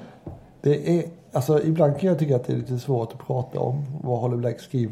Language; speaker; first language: Swedish; native; Swedish